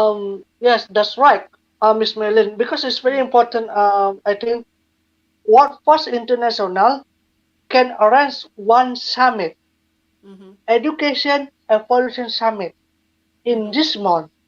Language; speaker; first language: English; non-native, learner; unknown